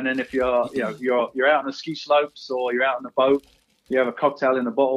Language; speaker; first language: English; native; English